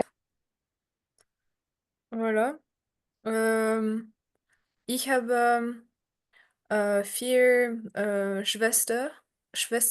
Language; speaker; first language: German; non-native, learner; French